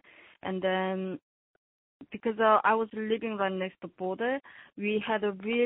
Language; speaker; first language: English; non-native, fluent; Korean